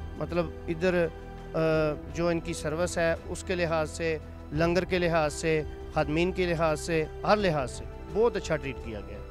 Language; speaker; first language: Urdu; non-native, local second language; Punjabi